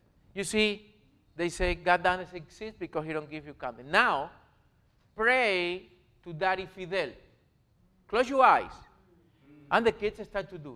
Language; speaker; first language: English; non-native, learner; Spanish